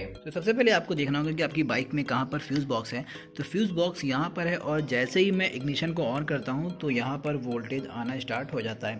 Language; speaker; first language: Hindi; native; Hindi